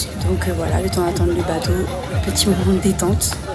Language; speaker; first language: French; native; French